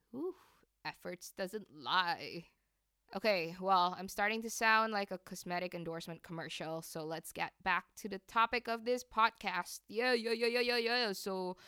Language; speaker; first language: English; non-native, fluent; Indonesian